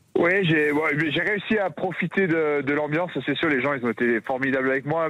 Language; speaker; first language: French; native; French